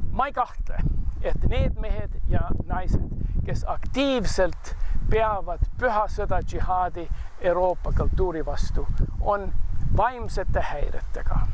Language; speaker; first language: Estonian; early bilingual, heritage; Estonian